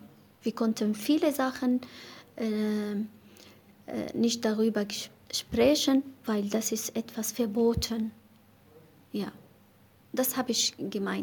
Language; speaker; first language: German; non-native, learner; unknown